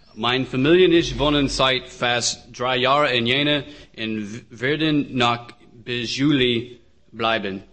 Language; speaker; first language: German; non-native, learner; English